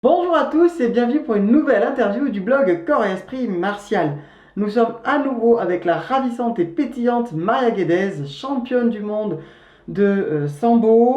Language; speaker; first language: French; native; French